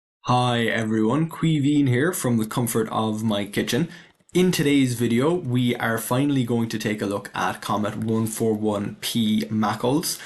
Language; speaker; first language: English; native; English